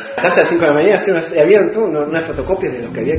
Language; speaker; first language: Spanish; native; Spanish